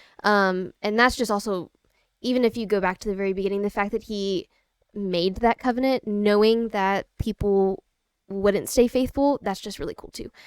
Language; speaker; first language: English; native; English